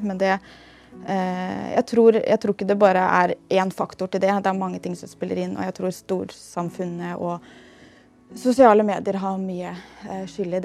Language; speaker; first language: Norwegian; native; Norwegian